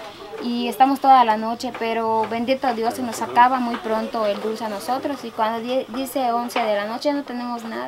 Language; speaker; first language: Spanish; native; Spanish